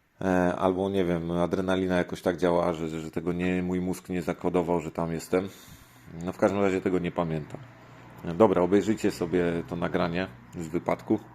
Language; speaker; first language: Polish; native; Polish